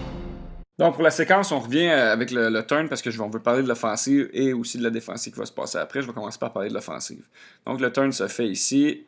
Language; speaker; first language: French; native; French